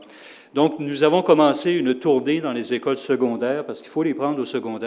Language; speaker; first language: French; native; French